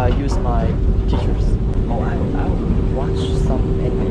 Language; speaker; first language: English; non-native, learner; Chinese